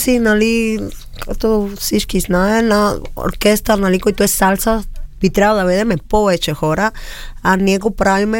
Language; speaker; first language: Bulgarian; non-native, learner; Spanish